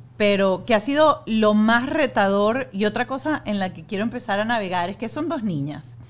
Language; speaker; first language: Spanish; native; Spanish